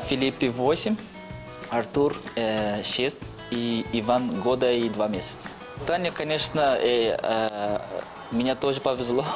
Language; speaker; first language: Russian; non-native, fluent; Portuguese